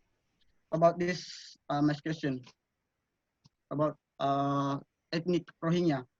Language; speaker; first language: English; non-native, learner; Indonesian